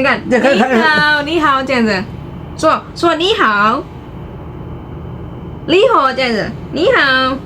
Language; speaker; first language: Chinese; non-native, learner; Indonesian